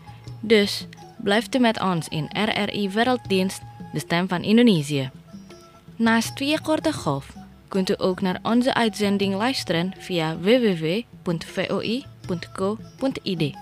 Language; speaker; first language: Dutch; non-native, learner; Indonesian